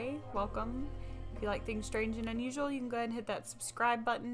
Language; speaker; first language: English; native; English